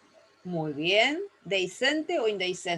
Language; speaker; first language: Spanish; native; Spanish